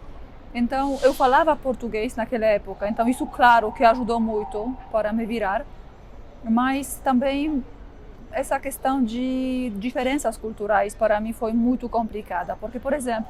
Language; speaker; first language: Portuguese; non-native, fluent; Polish